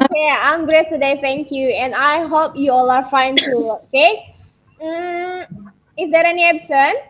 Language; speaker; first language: English; non-native, local second language; Indonesian